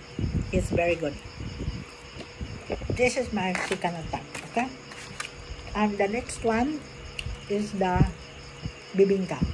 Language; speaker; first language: English; non-native, local second language; Cebuano